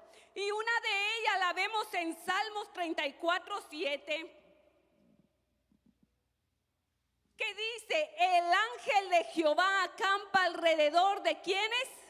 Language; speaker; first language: Spanish; native; Spanish